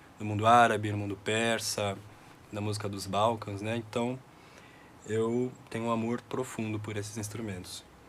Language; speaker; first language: Portuguese; native; Portuguese